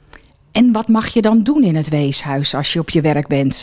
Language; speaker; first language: Dutch; native; Dutch